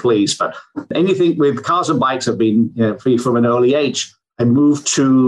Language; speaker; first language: English; native; English